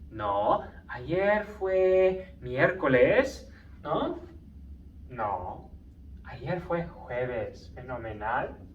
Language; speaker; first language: Spanish; non-native, fluent; English